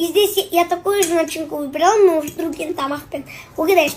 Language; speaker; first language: Russian; non-native, local second language; Kazakh